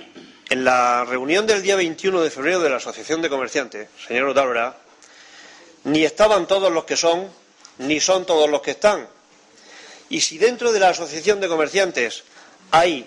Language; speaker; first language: Spanish; native; Spanish